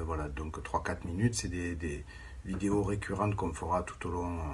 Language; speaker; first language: French; native; French